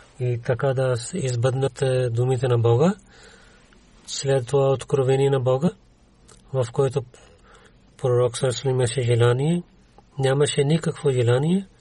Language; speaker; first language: Bulgarian; non-native, learner; Urdu